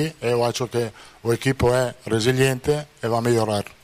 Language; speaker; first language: Portuguese; non-native, fluent; Italian